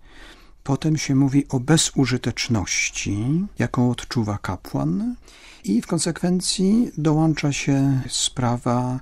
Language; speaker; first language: Polish; native; Polish